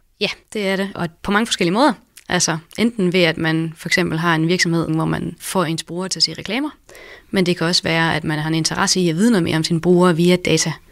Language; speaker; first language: Danish; native; Danish